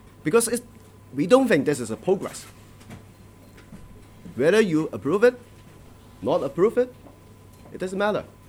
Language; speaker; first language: English; non-native, local second language; Cantonese